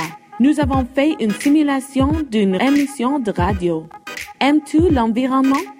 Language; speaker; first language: French; non-native, local second language; English